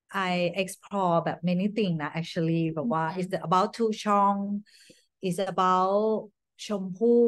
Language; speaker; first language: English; non-native, learner; Thai